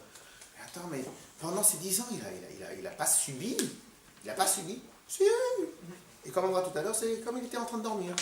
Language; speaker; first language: French; native; French